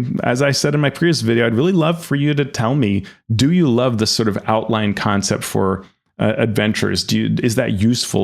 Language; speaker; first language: English; native; English